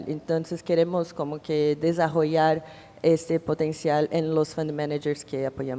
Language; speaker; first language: Spanish; non-native, fluent; Portuguese